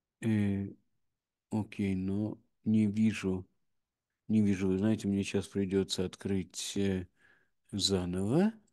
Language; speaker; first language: Russian; native; Russian